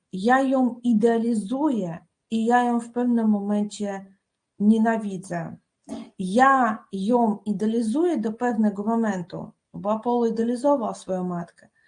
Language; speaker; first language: Polish; non-native, fluent; Russian